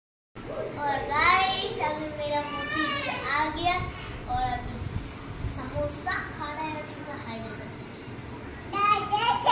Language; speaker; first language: Hindi; non-native, local second language; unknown